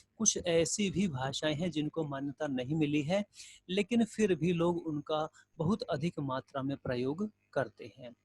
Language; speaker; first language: Hindi; native; Hindi